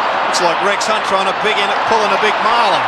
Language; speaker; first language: English; native; English